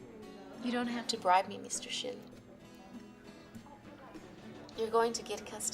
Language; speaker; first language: English; native; English